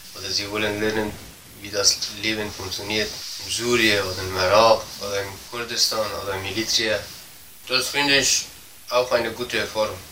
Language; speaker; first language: German; non-native, learner; Persian